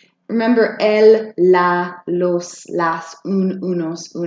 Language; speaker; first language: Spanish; non-native, fluent; English